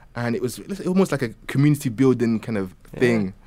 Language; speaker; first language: English; native; English